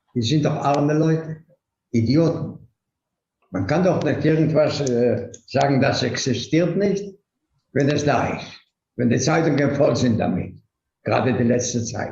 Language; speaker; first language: German; non-native, fluent; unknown